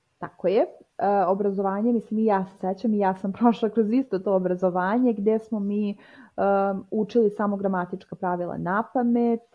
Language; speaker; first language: Serbian; native; Serbian